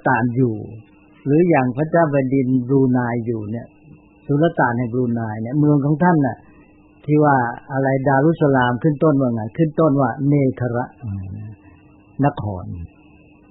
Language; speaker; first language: Thai; native; Thai